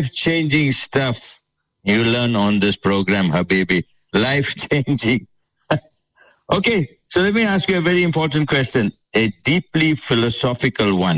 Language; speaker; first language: English; native; English